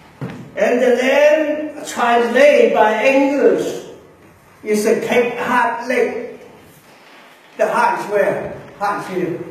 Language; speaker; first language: English; non-native, learner; Chinese